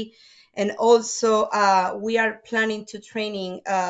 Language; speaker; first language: English; non-native, fluent; Spanish